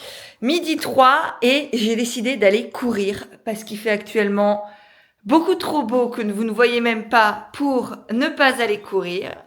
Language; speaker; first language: French; native; French